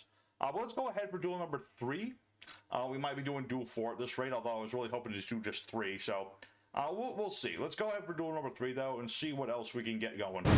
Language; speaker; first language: English; native; English